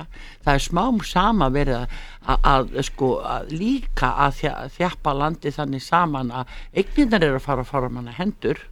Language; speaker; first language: Icelandic; native; Icelandic